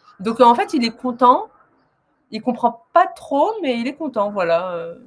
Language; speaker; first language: French; early bilingual, other home language; Arabic